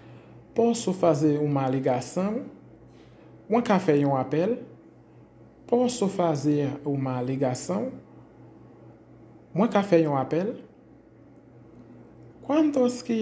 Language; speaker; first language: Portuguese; non-native, fluent; Haitian Creole